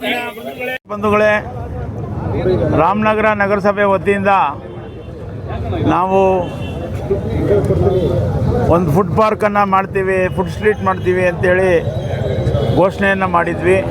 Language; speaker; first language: Kannada; native; Kannada